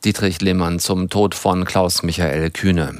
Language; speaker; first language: German; native; German